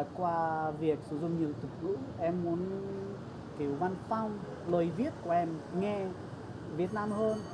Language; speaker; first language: Vietnamese; non-native, fluent; Serbian